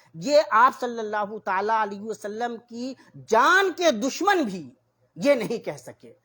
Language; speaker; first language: Urdu; native; Urdu